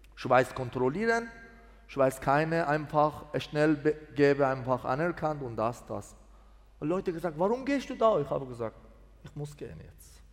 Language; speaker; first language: German; non-native, learner; Persian